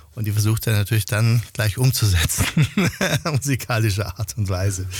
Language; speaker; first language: German; native; German